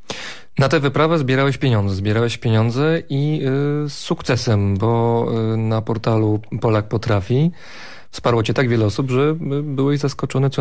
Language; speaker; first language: Polish; native; Polish